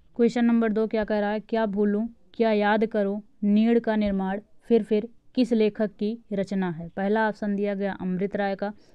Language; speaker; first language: Hindi; native; Hindi